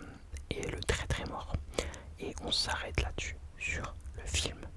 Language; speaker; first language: French; native; French